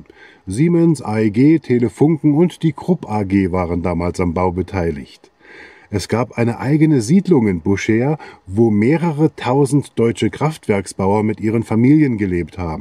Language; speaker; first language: German; native; German